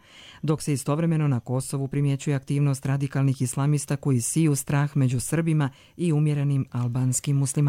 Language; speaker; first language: Croatian; native; Croatian